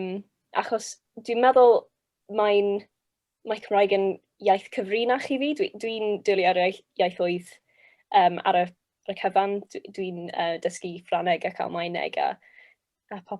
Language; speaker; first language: Welsh; non-native, local second language; English